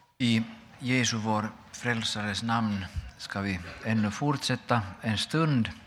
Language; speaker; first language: Swedish; native; Swedish